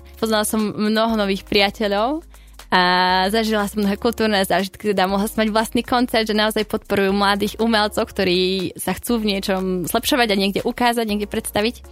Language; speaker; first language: Slovak; native; Slovak